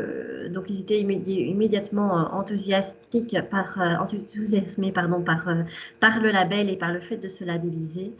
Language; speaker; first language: French; native; French